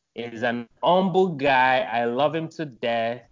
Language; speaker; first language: English; non-native, local second language; Yoruba